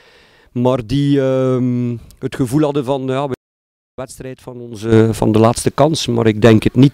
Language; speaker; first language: Dutch; native; Dutch